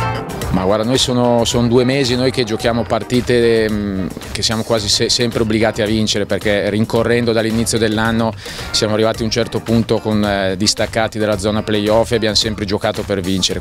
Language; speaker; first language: Italian; native; Italian